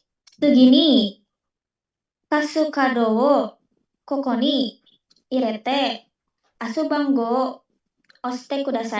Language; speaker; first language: Japanese; non-native, learner; Indonesian